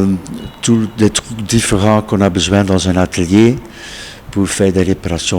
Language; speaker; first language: French; non-native, local second language; Dutch